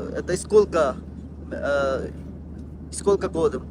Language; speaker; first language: Russian; non-native, learner; Bangla